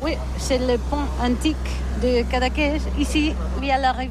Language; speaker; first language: French; non-native, learner; Catalan